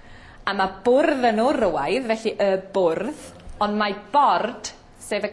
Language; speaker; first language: Welsh; native; Welsh